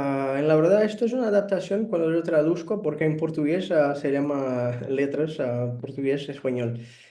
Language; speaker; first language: Spanish; non-native, fluent; Portuguese